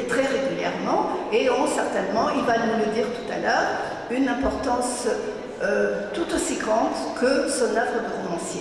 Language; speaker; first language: French; native; French